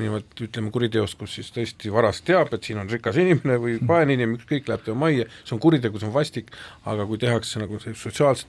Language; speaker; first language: Estonian; native; Estonian